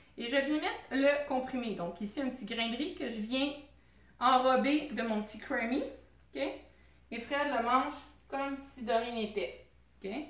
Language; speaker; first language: French; native; French